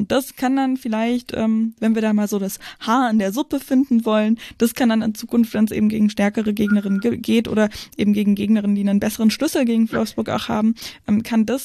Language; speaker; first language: German; native; German